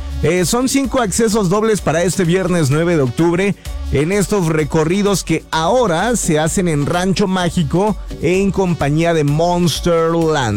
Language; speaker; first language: Spanish; native; Spanish